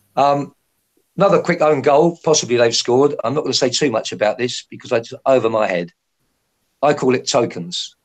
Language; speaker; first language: English; native; English